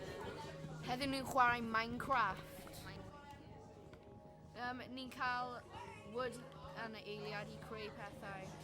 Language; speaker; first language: Welsh; non-native, local second language; English